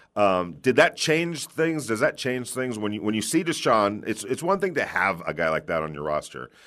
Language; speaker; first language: English; native; English